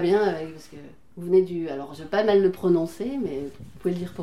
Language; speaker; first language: French; native; French